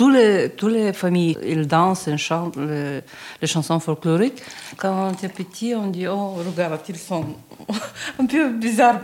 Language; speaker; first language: French; non-native, learner; Bulgarian